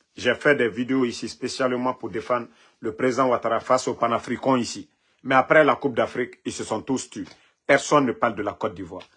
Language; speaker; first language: French; non-native, local second language; Mandingo